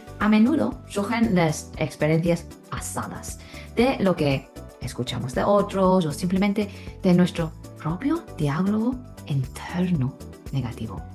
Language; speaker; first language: Spanish; non-native, fluent; Chinese